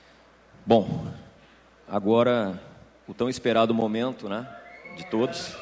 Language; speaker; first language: Portuguese; native; Portuguese